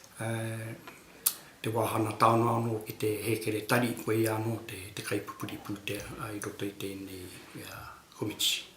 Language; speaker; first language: Māori; native; Māori